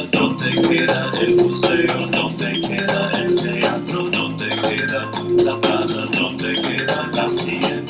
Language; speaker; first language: Spanish; non-native, fluent; English